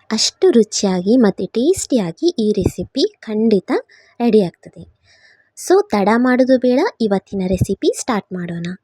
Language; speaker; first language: Kannada; non-native, local second language; Tulu